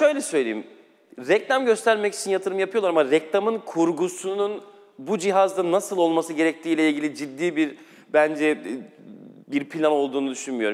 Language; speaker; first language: Turkish; native; Turkish